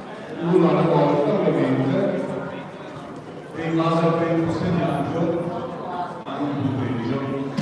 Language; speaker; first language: Italian; native; Italian